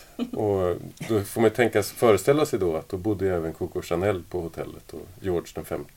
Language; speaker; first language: Swedish; native; Swedish